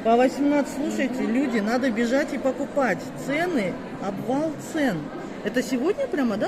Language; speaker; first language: Russian; non-native, local second language; Kazakh